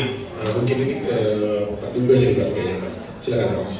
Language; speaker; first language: Indonesian; native; Indonesian